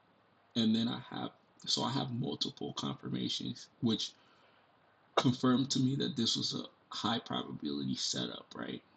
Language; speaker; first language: English; native; English